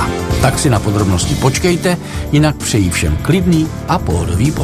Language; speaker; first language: Czech; native; Czech